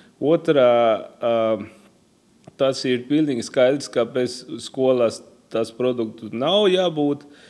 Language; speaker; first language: Latvian; non-native, local second language; Russian